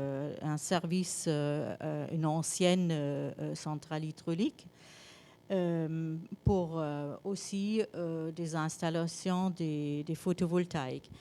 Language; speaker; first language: French; non-native, learner; German